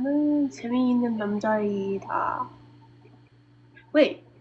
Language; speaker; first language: Korean; non-native, learner; English